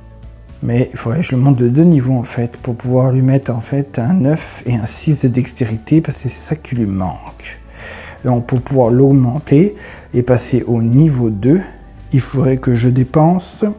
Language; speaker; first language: French; native; French